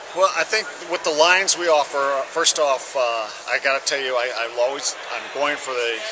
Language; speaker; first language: English; native; English